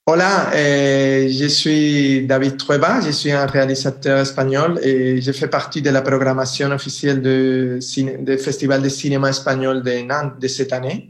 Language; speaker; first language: French; non-native, fluent; Spanish